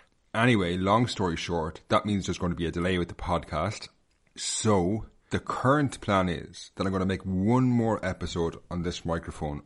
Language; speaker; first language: English; native; English